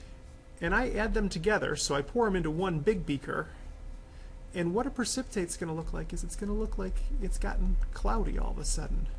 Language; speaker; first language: English; native; English